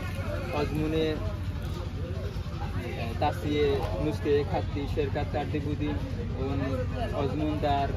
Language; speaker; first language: Persian; non-native, learner; Bangla